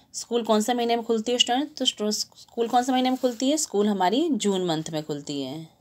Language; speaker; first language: Hindi; non-native, local second language; Gujarati